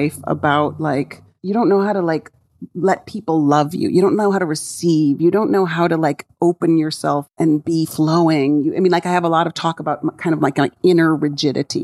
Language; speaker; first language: English; native; English